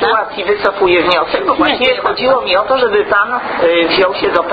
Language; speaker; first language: Polish; native; Polish